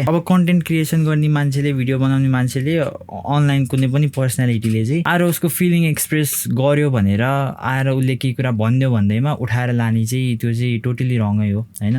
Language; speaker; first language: Nepali; native; Nepali